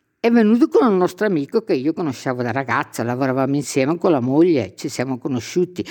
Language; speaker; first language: Italian; native; Italian